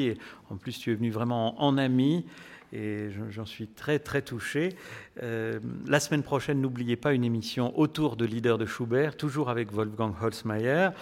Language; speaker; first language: French; native; French